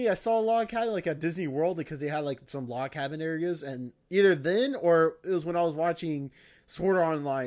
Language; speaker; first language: English; native; English